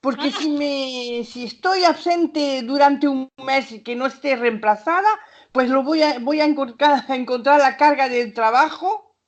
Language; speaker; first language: Spanish; non-native, fluent; French